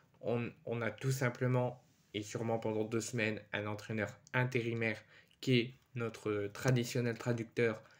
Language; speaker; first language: French; native; French